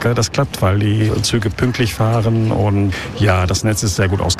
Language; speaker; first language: German; native; German